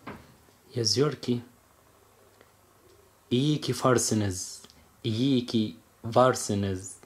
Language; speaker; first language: Turkish; non-native, fluent; Arabic